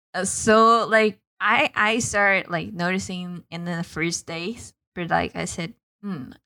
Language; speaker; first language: English; non-native, fluent; Portuguese